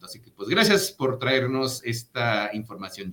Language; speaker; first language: Spanish; native; Spanish